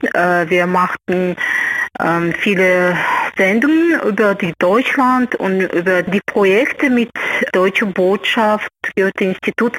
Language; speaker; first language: German; non-native, learner; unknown